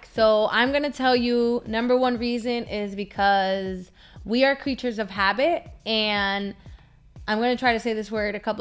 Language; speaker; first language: English; early bilingual, other home language; Spanish